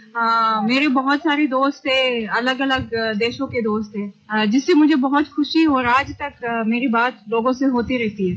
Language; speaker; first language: Hindi; non-native, fluent; Russian